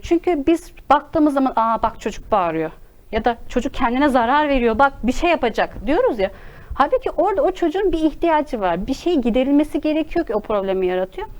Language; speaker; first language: Turkish; native; Turkish